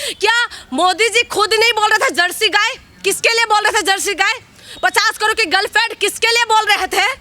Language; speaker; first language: Hindi; non-native, local second language; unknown